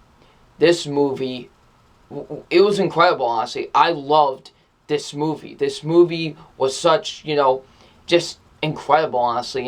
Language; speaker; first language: English; native; English